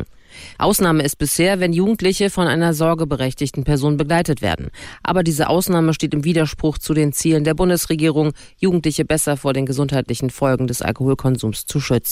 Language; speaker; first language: German; native; German